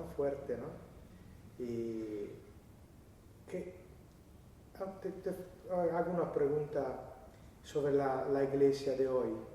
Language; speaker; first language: Spanish; non-native, learner; Italian